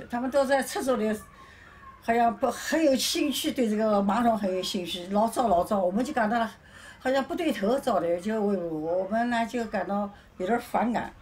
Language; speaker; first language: Chinese; native; Chinese